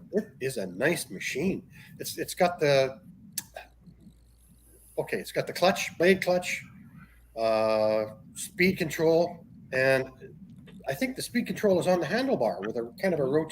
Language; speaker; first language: English; native; English